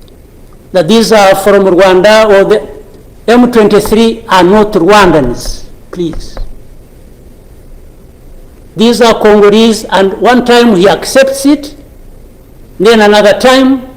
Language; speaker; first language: English; non-native, local second language; Kinyarwanda